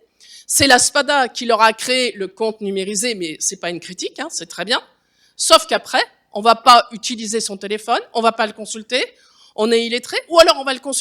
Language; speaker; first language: French; native; French